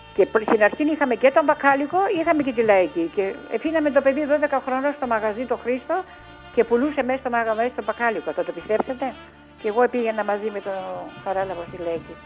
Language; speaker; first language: Greek; native; Greek